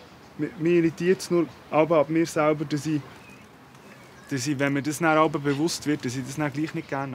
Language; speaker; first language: German; native; German